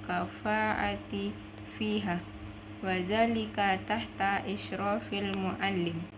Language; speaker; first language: Arabic; non-native, learner; Indonesian